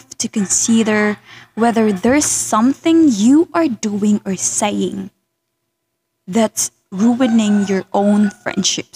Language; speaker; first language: English; non-native, local second language; Cebuano